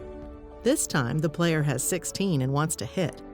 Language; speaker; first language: English; native; English